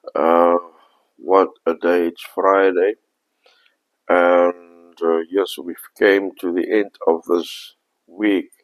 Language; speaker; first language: English; non-native, local second language; Afrikaans